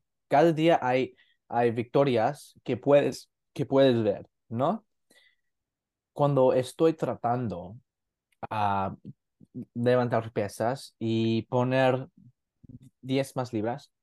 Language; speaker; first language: Spanish; non-native, learner; English